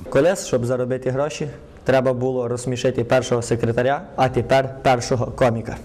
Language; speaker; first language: Ukrainian; native; Ukrainian